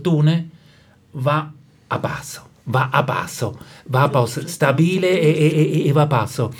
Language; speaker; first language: Italian; non-native, learner; German